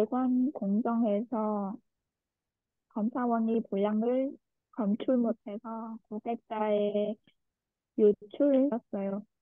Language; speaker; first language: Korean; non-native, learner; Vietnamese